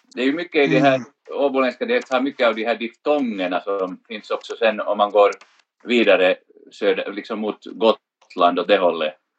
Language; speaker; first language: Swedish; native; Swedish